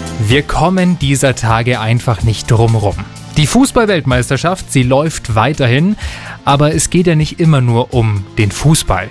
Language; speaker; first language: German; native; German